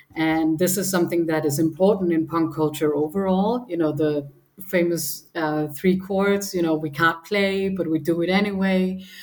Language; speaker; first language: English; non-native, fluent; Danish